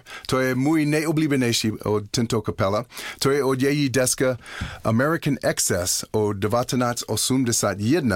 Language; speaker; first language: Czech; non-native, learner; English